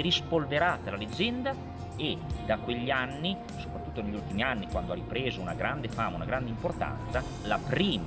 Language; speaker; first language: Italian; native; Italian